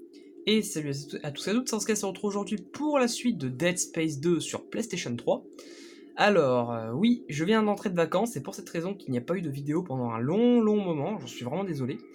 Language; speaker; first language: French; native; French